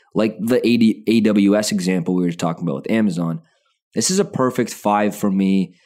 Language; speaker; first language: English; native; English